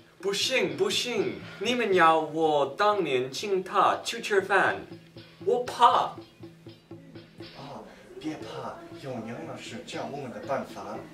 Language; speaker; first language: Chinese; non-native, learner; English